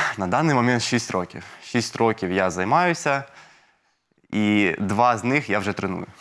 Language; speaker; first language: Ukrainian; non-native, local second language; Russian